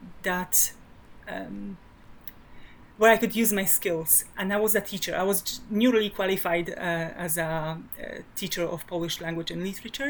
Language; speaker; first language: English; non-native, fluent; Polish